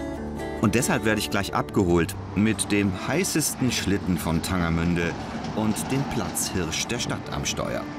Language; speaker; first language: German; native; German